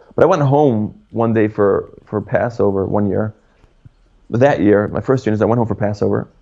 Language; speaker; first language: English; native; English